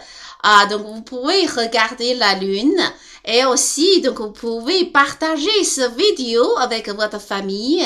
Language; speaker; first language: French; non-native, learner; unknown